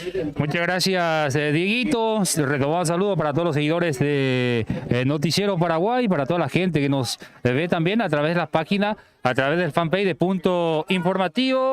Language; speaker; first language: Spanish; native; Spanish